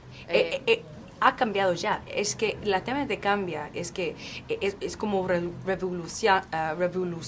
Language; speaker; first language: Spanish; non-native, fluent; English